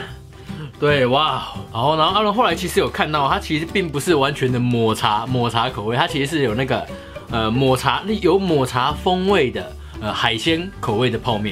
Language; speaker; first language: Chinese; native; Chinese